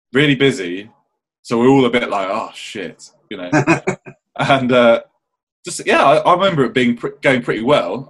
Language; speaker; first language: English; native; English